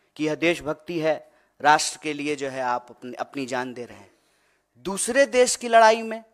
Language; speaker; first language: Hindi; native; Hindi